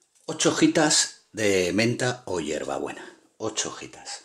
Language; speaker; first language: Spanish; native; Spanish